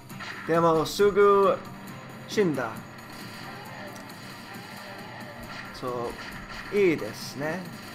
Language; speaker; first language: Japanese; non-native, learner; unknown